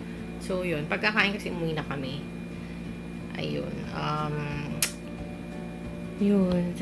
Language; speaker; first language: Filipino; native; Filipino